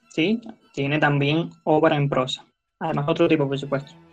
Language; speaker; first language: Spanish; native; Spanish